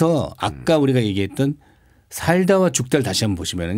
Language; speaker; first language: Korean; native; Korean